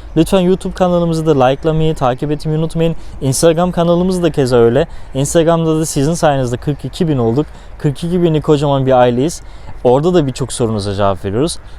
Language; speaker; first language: Turkish; early bilingual, heritage; Turkish